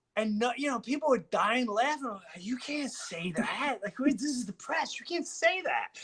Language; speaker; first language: English; native; English